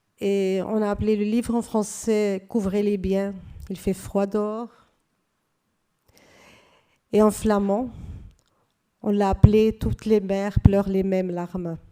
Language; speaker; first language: French; non-native, fluent; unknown